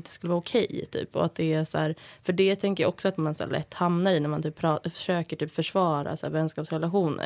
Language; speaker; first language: Swedish; native; Swedish